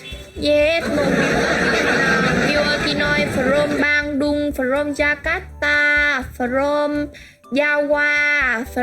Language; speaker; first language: English; non-native, learner; Vietnamese